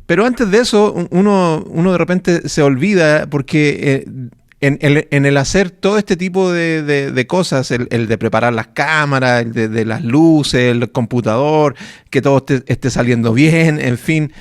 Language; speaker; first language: Spanish; native; Spanish